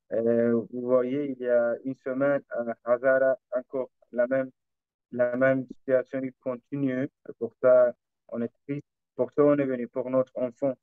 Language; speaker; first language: French; non-native, learner; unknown